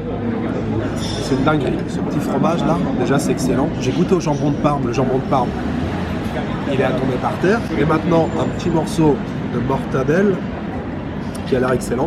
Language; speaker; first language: French; native; French